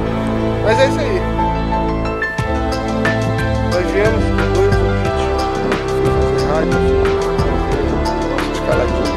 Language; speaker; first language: Portuguese; native; Portuguese